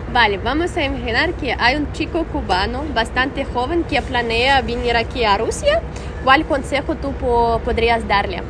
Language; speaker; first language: Spanish; non-native, fluent; Russian